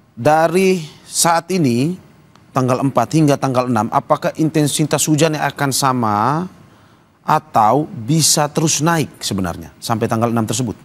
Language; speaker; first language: Indonesian; native; Indonesian